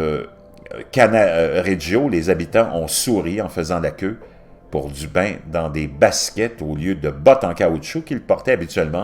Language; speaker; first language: French; native; French